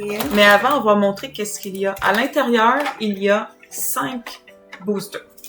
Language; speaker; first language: French; native; French